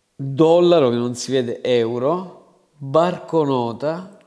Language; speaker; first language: Italian; native; Italian